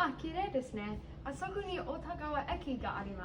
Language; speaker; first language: Japanese; non-native, learner; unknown